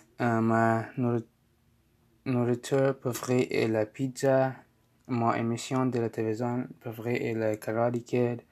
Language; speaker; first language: French; non-native, learner; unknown